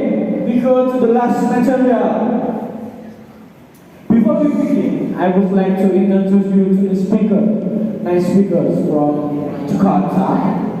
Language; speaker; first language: English; non-native, learner; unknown